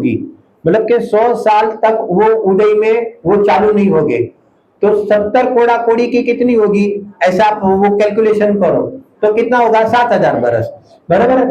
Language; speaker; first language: Hindi; non-native, local second language; Gujarati